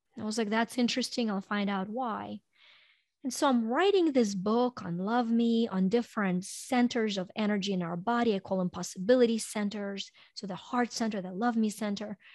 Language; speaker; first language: English; non-native, fluent; Ukrainian